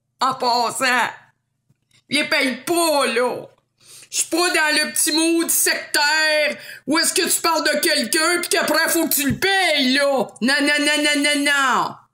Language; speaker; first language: French; native; French